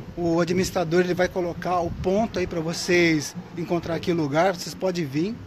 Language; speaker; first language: Portuguese; native; Portuguese